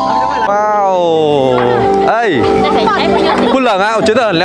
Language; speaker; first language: Chinese; non-native, learner; Vietnamese